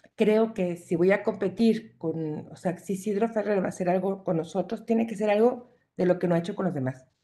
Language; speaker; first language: Spanish; native; Spanish